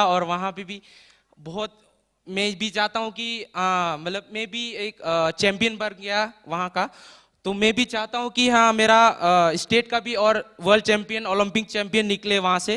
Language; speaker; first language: Hindi; non-native, local second language; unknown